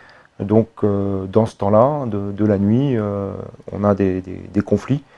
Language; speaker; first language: French; native; French